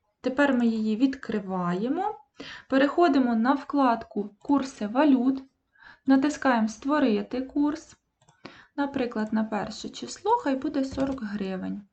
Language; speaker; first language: Ukrainian; native; Ukrainian